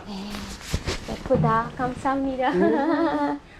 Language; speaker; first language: Korean; non-native, learner; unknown